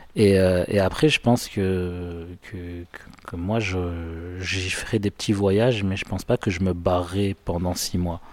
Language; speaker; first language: French; non-native, local second language; Arabic